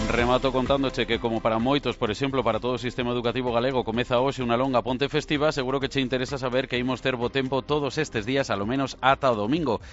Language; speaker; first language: Galician; native; Galician